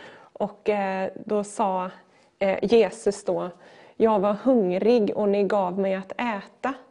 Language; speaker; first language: Swedish; native; Swedish